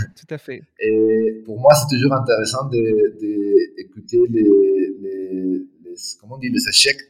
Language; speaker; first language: French; non-native, fluent; Spanish